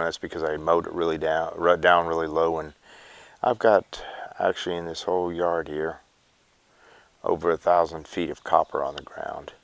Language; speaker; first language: English; native; English